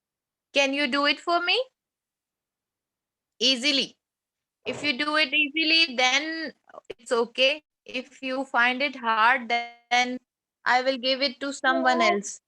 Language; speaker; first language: English; non-native, fluent; Urdu